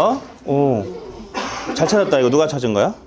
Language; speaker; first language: Korean; native; Korean